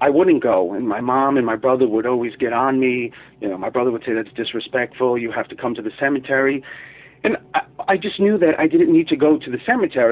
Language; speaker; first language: English; native; English